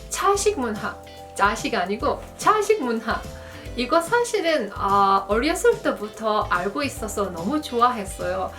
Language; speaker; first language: Korean; non-native, fluent; Azerbaijani